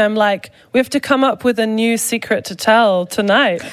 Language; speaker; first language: English; native; English